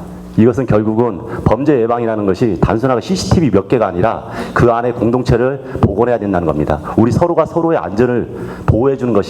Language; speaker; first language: Korean; native; Korean